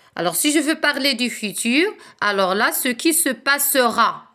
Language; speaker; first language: French; non-native, local second language; Arabic